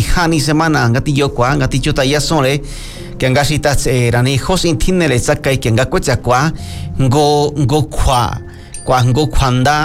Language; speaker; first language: Spanish; non-native, local second language; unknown